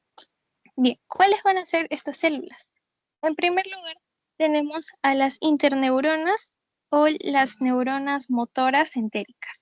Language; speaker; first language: Spanish; native; Spanish